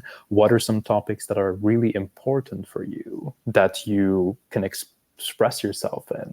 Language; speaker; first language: English; non-native, fluent; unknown